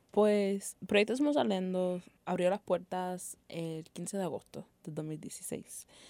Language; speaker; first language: Spanish; native; Spanish